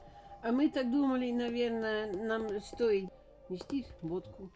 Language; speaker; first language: Russian; non-native, fluent; Dutch